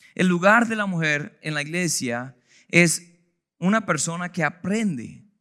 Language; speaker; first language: Spanish; non-native, fluent; English